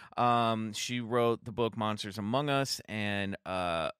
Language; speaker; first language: English; native; English